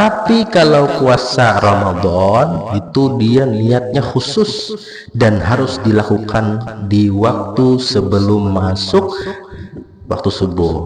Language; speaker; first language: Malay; non-native, local second language; Banjar